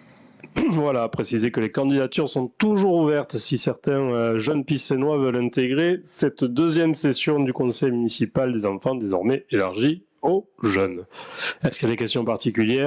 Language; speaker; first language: French; native; French